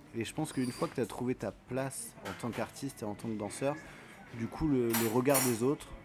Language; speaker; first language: French; native; French